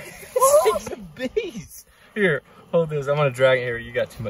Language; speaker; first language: English; native; English